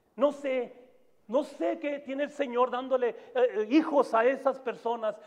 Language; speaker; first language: Spanish; native; Spanish